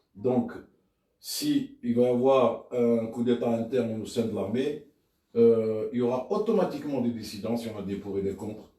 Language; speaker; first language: French; non-native, local second language; Arabic